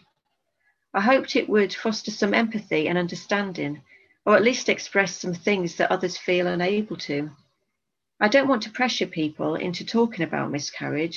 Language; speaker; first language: English; native; English